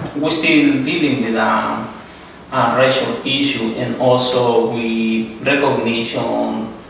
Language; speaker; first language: English; non-native, fluent; Spanish